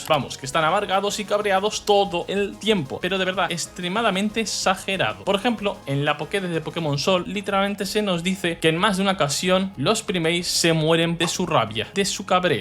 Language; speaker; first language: Spanish; native; Spanish